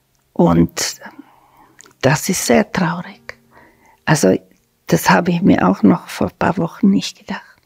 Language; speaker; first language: German; non-native, fluent; Slovak